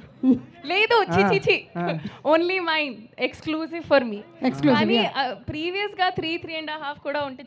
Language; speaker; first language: Telugu; non-native, local second language; Hindi